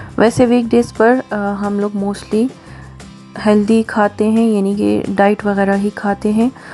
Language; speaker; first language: Urdu; native; Urdu